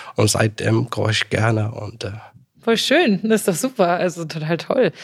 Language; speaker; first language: German; non-native, fluent; Arabic